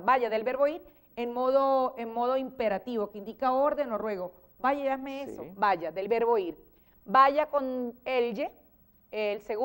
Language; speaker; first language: Spanish; native; Spanish